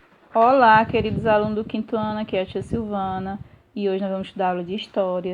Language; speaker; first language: Portuguese; native; Portuguese